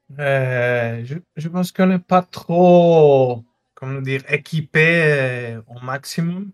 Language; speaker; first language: French; non-native, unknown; Spanish